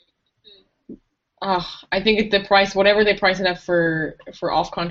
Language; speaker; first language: English; native; English